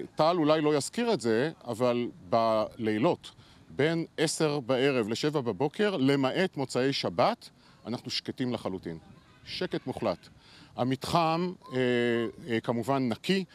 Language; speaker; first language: Hebrew; native; Hebrew